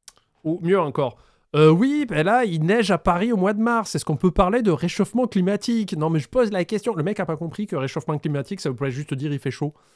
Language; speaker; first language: French; native; French